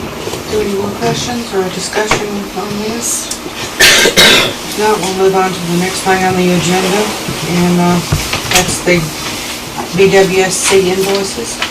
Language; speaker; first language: English; native; English